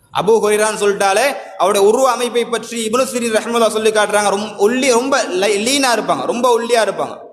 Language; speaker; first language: Tamil; native; Tamil